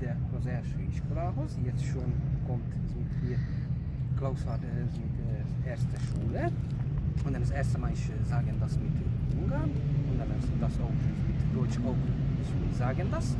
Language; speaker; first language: German; non-native, learner; Hungarian